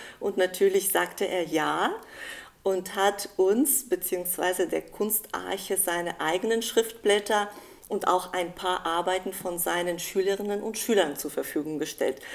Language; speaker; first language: German; non-native, fluent; Ukrainian